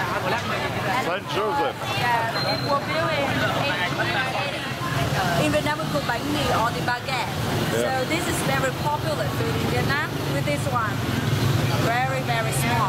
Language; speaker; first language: English; non-native, learner; Vietnamese